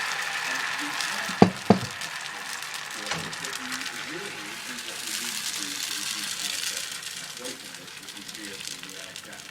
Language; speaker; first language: English; native; English